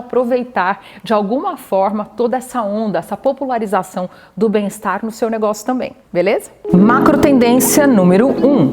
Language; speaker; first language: Portuguese; native; Portuguese